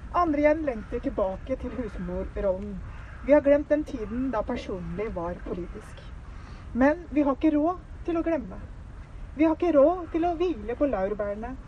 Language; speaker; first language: Norwegian; early bilingual, other home language; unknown